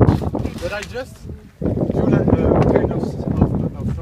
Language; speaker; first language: English; non-native, learner; French